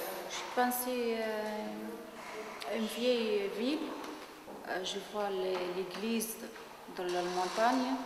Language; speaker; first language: French; non-native, learner; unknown